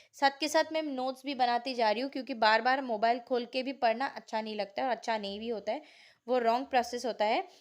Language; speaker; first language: Hindi; non-native, local second language; Assamese